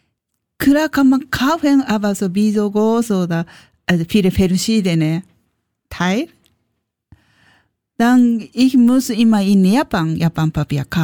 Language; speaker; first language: German; non-native, learner; Japanese